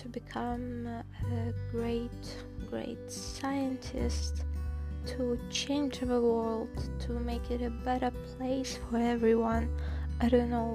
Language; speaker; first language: English; non-native, fluent; Russian